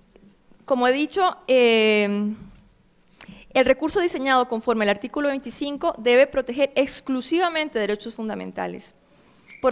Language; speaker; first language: Spanish; native; Spanish